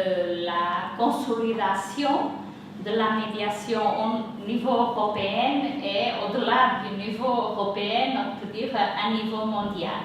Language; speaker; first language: French; non-native, fluent; Portuguese